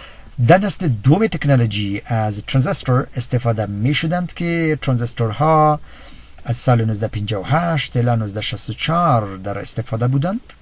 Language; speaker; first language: Persian; native; Persian